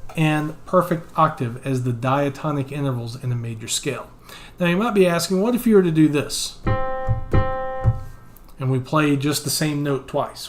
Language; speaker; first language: English; native; English